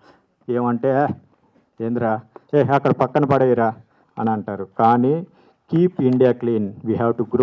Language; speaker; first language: Telugu; native; Telugu